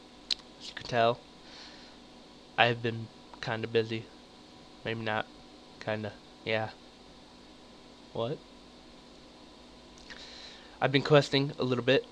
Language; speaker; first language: English; native; English